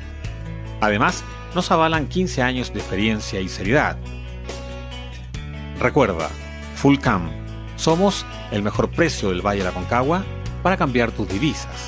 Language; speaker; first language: Spanish; native; Spanish